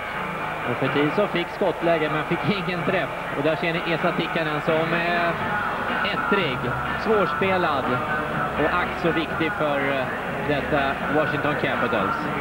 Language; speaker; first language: Swedish; native; Swedish